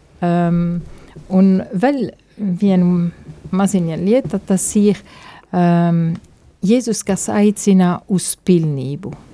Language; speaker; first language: Latvian; non-native, fluent; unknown